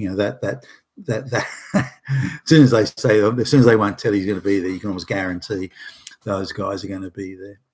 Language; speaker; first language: English; native; English